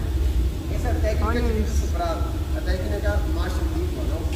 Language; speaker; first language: Portuguese; non-native, learner; Italian